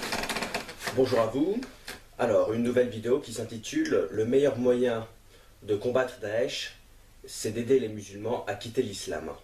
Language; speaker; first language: French; native; French